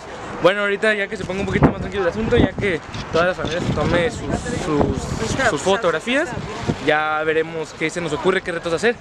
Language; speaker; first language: Spanish; native; Spanish